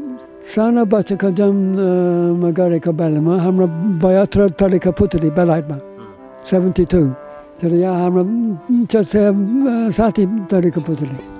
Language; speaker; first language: Nepali; non-native, learner; English